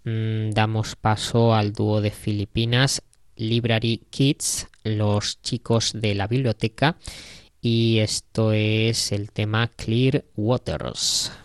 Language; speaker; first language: Spanish; native; Spanish